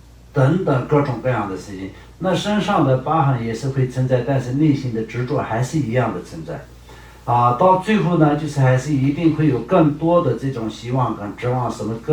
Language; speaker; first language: Chinese; non-native, local second language; Tibetan